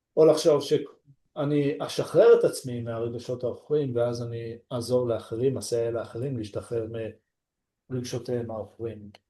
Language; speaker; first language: Hebrew; native; Hebrew